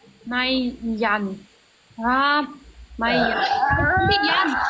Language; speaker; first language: Filipino; non-native, learner; Chinese